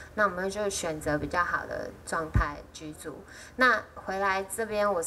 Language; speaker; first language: Chinese; native; Chinese